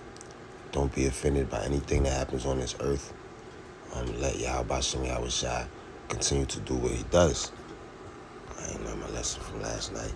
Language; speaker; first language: English; native; English